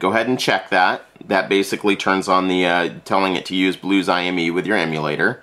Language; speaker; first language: English; native; English